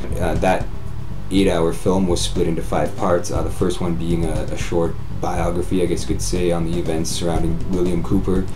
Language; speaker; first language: English; native; English